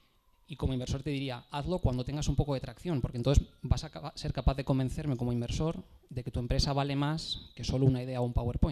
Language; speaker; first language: Spanish; native; Spanish